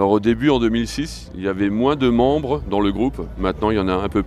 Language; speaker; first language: French; native; French